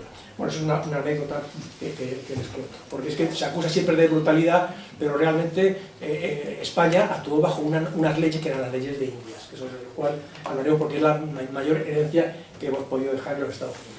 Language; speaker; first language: Spanish; native; Spanish